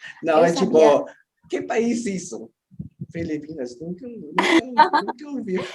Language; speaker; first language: Portuguese; non-native, learner; Filipino